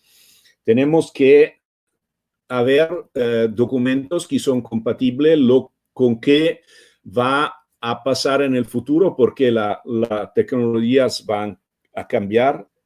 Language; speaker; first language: Spanish; non-native, fluent; Italian